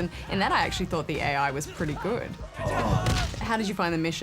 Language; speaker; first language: English; native; English